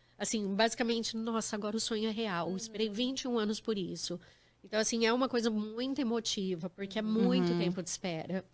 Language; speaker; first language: Portuguese; native; Portuguese